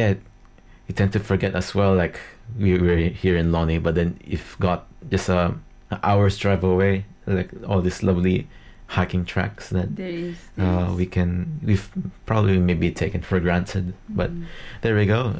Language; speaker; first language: English; non-native, local second language; Filipino